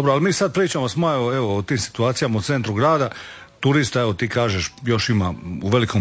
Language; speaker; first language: Serbian; native; Serbian